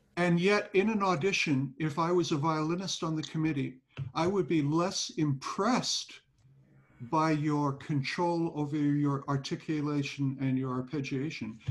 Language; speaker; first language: English; native; English